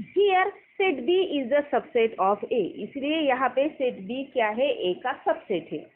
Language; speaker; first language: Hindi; non-native, local second language; Marathi